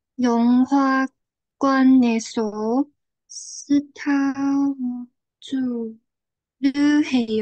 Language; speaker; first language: Korean; non-native, learner; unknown